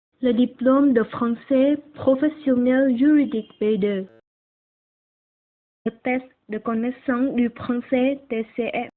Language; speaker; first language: French; non-native, learner; Vietnamese